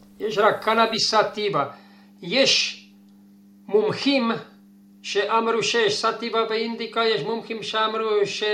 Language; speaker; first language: Hebrew; non-native, fluent; Czech